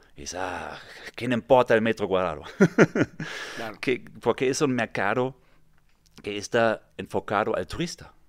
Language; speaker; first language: Spanish; non-native, fluent; German